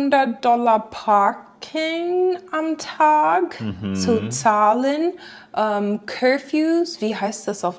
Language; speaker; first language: German; non-native, fluent; English